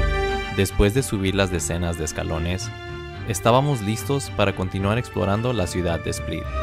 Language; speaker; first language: Spanish; native; Spanish